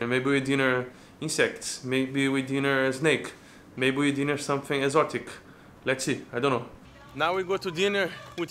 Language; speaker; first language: English; non-native, learner; Portuguese